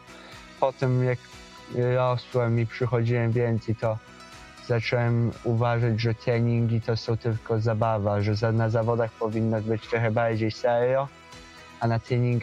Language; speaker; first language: Polish; early bilingual, heritage; Polish